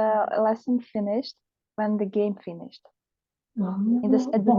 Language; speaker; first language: English; non-native, learner; Russian